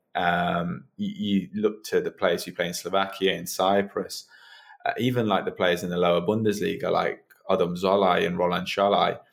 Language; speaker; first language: English; native; English